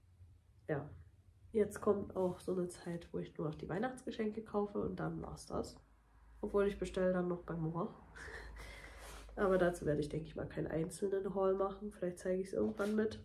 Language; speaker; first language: German; native; German